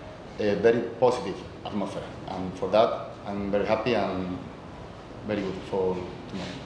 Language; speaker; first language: English; non-native, learner; Spanish